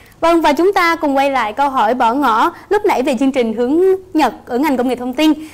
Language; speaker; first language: Vietnamese; native; Vietnamese